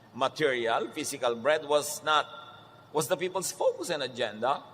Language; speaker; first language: English; non-native, local second language; Filipino